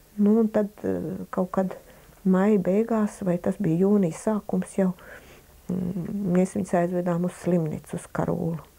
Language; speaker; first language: Latvian; native; Latvian